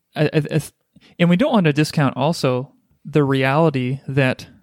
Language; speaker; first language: English; native; English